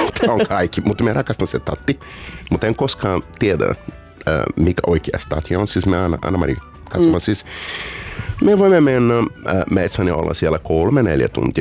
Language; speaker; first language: Finnish; non-native, learner; Portuguese